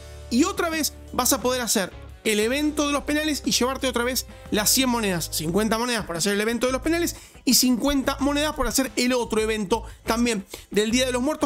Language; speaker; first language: Spanish; native; Spanish